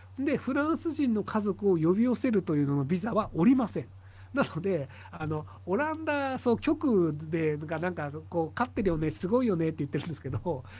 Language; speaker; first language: Japanese; native; Japanese